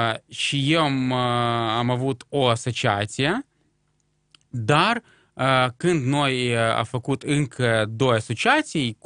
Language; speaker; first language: Romanian; non-native, local second language; Russian